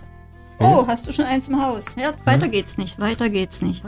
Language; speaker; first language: German; native; German